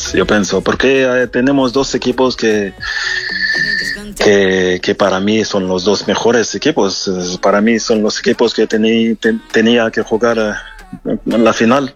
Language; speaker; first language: Spanish; non-native, fluent; French